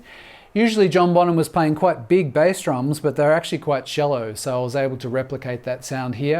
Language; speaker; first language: English; native; English